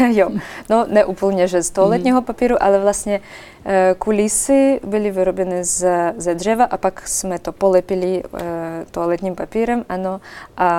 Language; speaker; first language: Czech; non-native, fluent; Russian